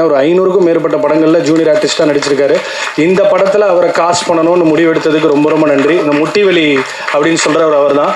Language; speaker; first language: Tamil; native; Tamil